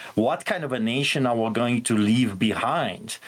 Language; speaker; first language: English; non-native, fluent; Polish